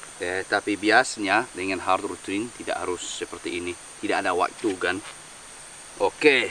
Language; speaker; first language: Indonesian; non-native, learner; English